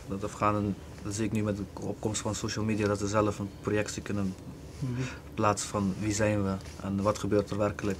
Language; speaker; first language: Dutch; early bilingual, other home language; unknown